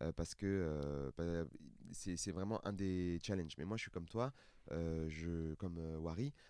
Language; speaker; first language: French; native; French